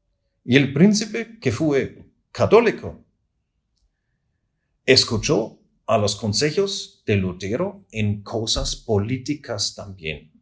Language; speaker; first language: Spanish; non-native, fluent; German